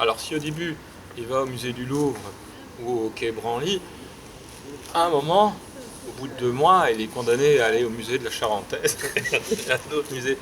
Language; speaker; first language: French; native; French